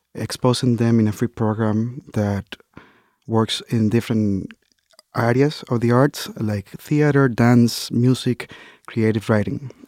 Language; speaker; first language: English; non-native, fluent; Spanish